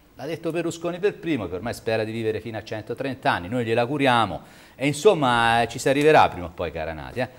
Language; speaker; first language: Italian; native; Italian